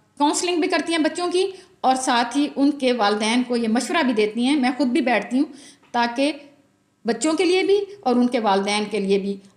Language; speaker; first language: Urdu; non-native, local second language; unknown